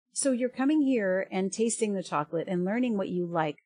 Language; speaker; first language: English; native; English